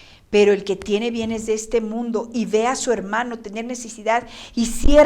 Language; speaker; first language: Spanish; native; Spanish